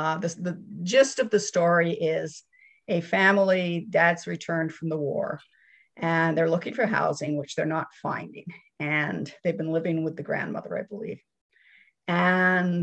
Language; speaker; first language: English; native; English